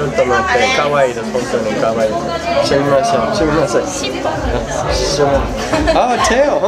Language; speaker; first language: Japanese; non-native, learner; English